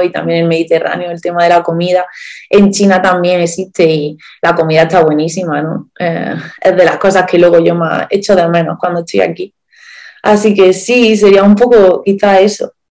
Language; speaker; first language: Spanish; native; Spanish